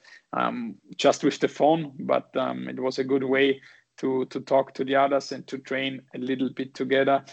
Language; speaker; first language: English; non-native, fluent; German